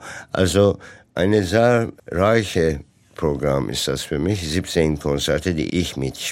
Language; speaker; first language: German; non-native, fluent; Turkish